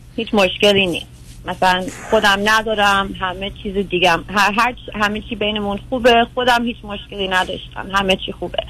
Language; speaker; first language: Persian; early bilingual, heritage; Persian